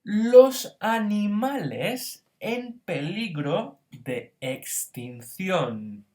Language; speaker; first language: Spanish; non-native, fluent; English